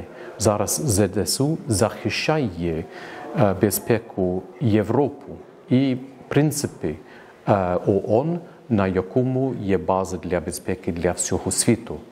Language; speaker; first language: Ukrainian; non-native, fluent; English